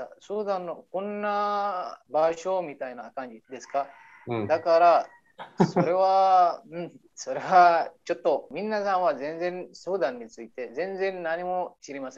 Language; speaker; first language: Japanese; non-native, learner; Arabic